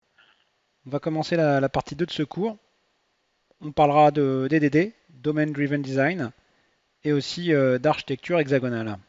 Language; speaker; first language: French; native; French